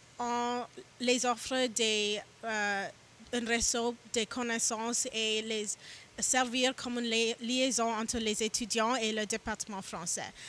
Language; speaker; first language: French; non-native, learner; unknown